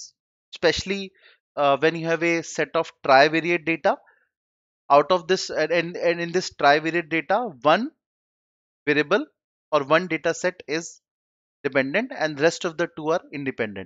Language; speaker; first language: English; non-native, local second language; Hindi